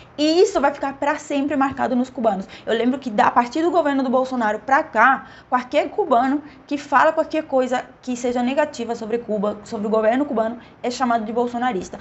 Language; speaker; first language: Portuguese; non-native, fluent; Spanish